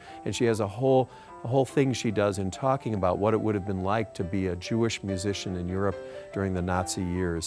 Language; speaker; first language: English; native; English